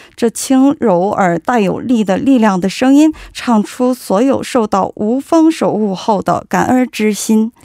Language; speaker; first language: Chinese; non-native, fluent; Korean